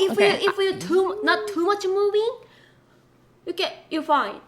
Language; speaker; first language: English; non-native, learner; Korean